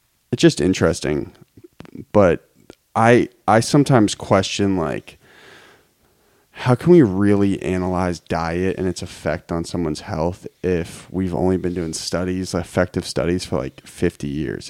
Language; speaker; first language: English; native; English